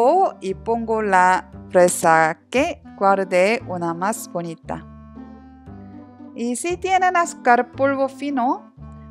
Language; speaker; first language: Spanish; non-native, learner; Korean